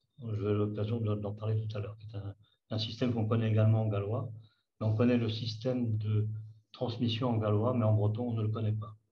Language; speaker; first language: French; native; French